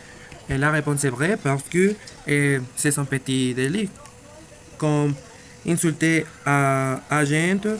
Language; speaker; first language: French; non-native, learner; Spanish